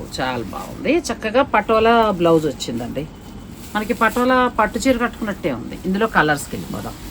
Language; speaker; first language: Telugu; native; Telugu